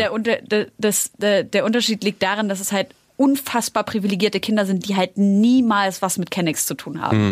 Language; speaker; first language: German; native; German